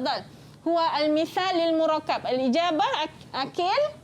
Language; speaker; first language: Arabic; non-native, fluent; Malay